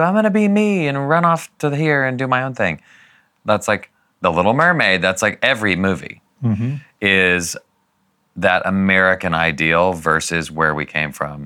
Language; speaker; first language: English; native; English